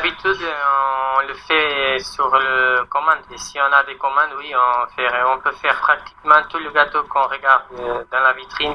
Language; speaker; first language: French; non-native, learner; Portuguese